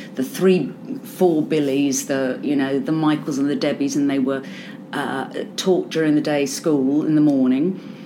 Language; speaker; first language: English; native; English